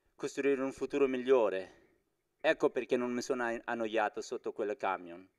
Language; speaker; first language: Italian; non-native, fluent; Persian